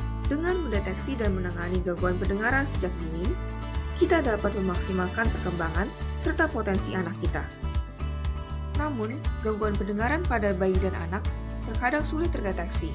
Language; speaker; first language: Indonesian; native; Indonesian